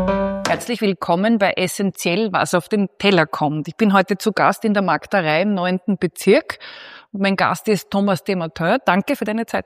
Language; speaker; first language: German; native; German